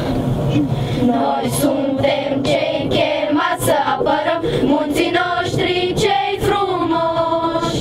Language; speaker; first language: Romanian; native; Romanian